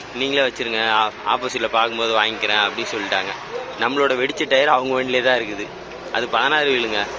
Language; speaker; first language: Tamil; native; Tamil